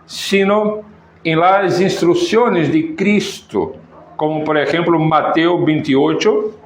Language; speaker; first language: Spanish; non-native, fluent; Portuguese